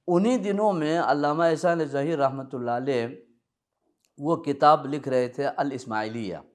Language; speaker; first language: Urdu; early bilingual, other home language; Balti